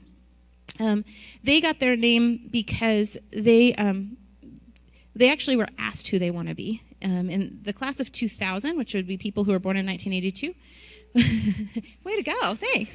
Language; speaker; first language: English; native; English